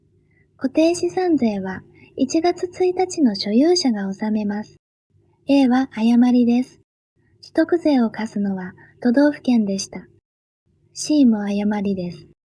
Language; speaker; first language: Japanese; native; Japanese